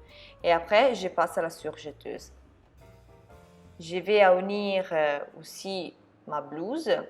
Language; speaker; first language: French; non-native, fluent; Italian